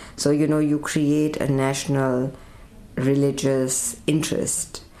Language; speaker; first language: English; non-native, local second language; Urdu